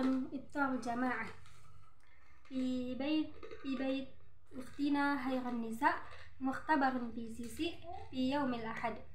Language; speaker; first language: Arabic; non-native, learner; Indonesian